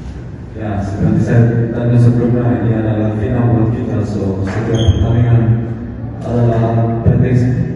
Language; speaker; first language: Indonesian; non-native, fluent; Portuguese